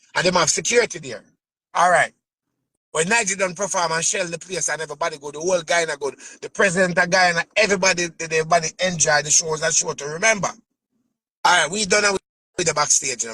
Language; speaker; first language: English; native; English